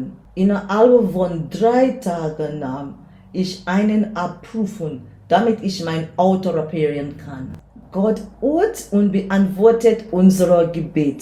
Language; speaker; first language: German; non-native, learner; English